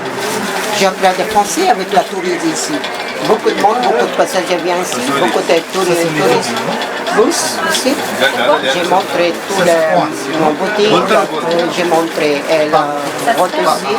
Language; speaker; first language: French; non-native, learner; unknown